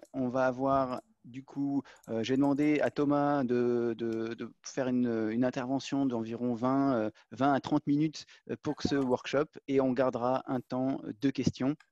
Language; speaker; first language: French; native; French